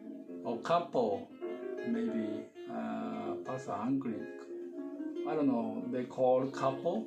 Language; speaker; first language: English; non-native, learner; Thai